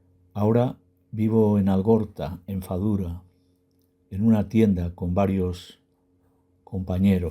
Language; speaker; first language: Spanish; non-native, learner; Berber languages